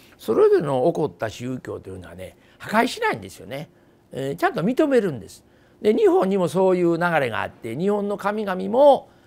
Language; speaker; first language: Japanese; native; Japanese